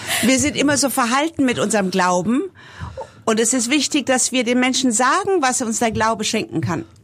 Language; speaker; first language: German; native; German